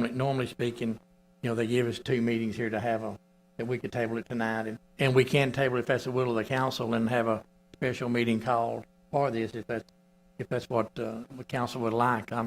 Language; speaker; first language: English; native; English